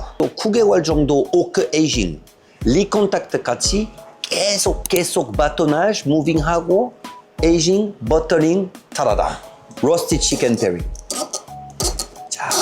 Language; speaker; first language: Korean; non-native, fluent; French